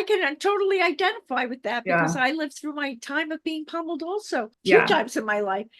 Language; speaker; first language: English; native; English